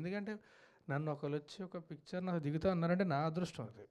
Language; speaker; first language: Telugu; native; Telugu